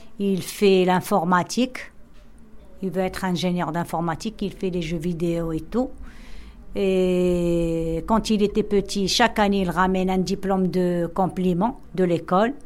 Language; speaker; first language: French; non-native, local second language; Arabic